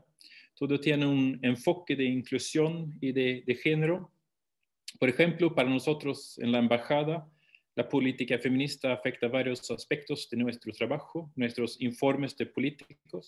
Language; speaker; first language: Spanish; non-native, fluent; Swedish